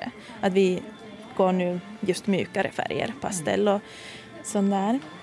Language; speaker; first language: Swedish; non-native, fluent; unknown